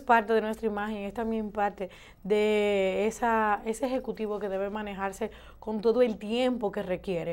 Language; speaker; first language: Spanish; native; Spanish